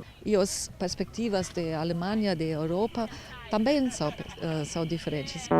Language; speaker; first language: Portuguese; non-native, fluent; German